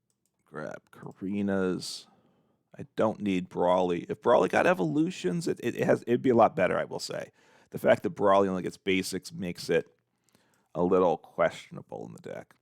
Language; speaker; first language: English; native; English